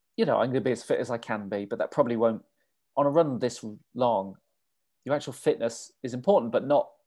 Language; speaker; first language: English; native; English